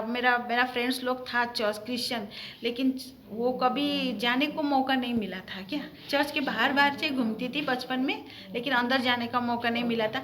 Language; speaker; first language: Hindi; early bilingual, heritage; Hindi